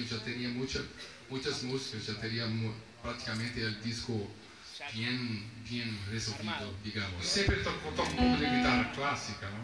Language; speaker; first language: Spanish; non-native, fluent; Portuguese